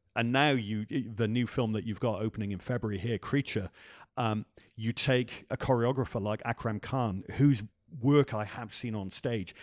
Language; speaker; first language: English; native; English